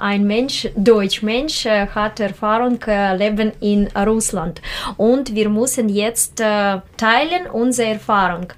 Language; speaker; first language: German; non-native, learner; Russian